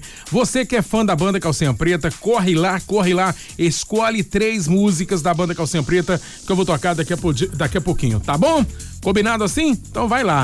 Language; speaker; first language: Portuguese; native; Portuguese